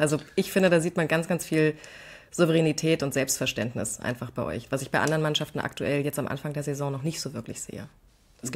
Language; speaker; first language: German; native; German